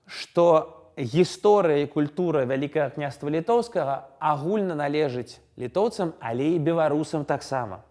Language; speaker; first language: Belarusian; non-native, local second language; Russian